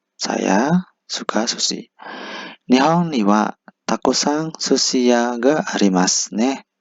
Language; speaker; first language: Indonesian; native; Indonesian